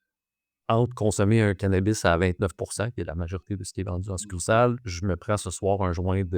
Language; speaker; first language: French; native; French